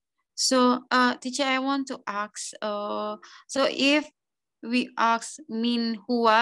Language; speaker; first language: English; non-native, learner; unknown